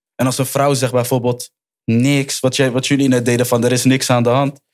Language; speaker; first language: Dutch; native; Dutch